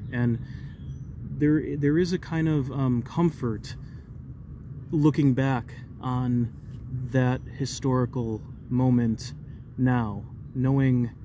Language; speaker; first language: English; native; English